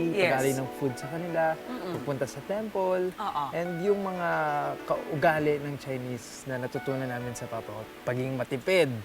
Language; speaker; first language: Filipino; native; Filipino